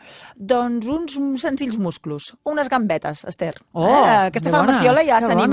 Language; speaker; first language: Catalan; native; Catalan